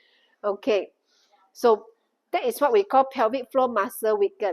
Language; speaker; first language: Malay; non-native, local second language; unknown